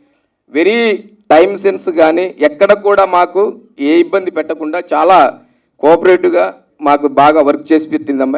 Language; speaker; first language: Telugu; native; Telugu